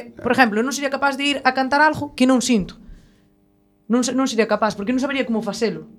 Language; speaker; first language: Galician; non-native, local second language; Spanish